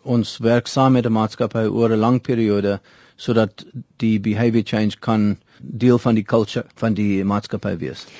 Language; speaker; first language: Afrikaans; non-native, local second language; English